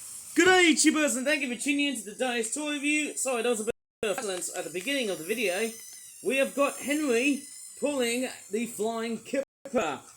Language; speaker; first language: English; native; English